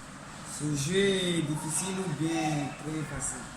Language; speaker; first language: French; non-native, local second language; Comorian